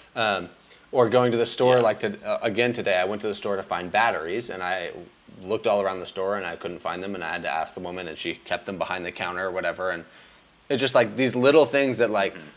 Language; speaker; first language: English; native; English